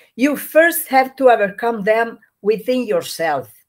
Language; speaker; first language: English; non-native, learner; Italian